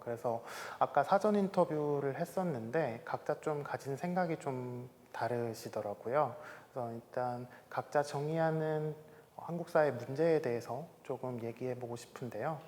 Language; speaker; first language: Korean; native; Korean